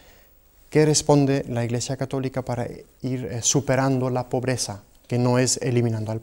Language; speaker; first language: Spanish; native; Spanish